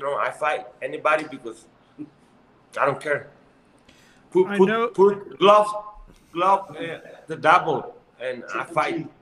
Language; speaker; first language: English; non-native, learner; Spanish